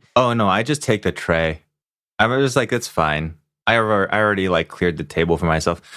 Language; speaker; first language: English; non-native, local second language; Cantonese